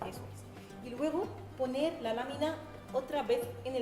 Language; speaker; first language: Spanish; non-native, fluent; Arabic